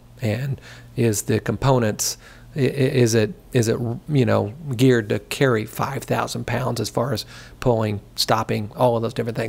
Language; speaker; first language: English; native; English